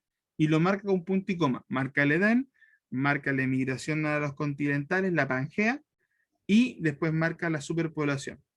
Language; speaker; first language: Spanish; native; Spanish